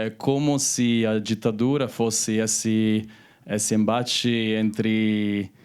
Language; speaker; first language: Portuguese; non-native, fluent; Italian